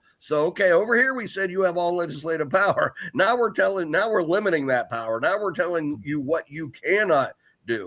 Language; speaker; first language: English; native; English